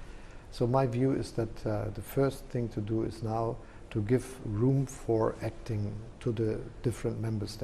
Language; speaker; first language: English; non-native, fluent; German